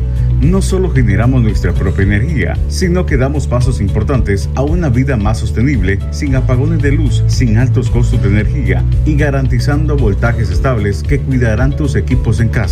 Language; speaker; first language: Spanish; native; Spanish